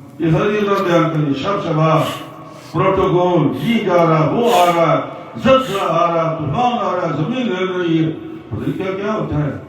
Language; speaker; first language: Urdu; non-native, local second language; Punjabi